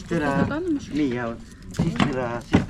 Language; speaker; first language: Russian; non-native, learner; Turkish